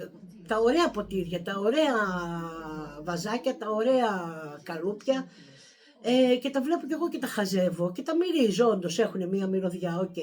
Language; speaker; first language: Greek; native; Greek